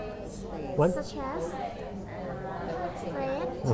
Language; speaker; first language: English; non-native, learner; Thai